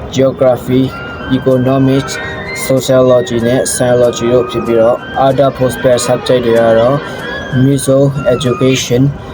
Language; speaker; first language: Burmese; non-native, local second language; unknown